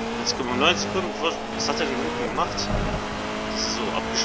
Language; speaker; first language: German; native; German